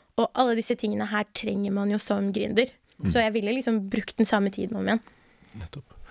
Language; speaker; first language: Norwegian; early bilingual, other home language; Persian